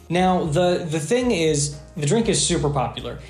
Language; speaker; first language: English; native; English